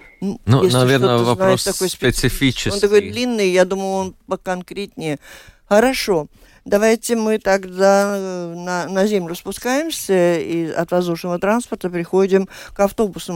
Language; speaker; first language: Russian; native; Russian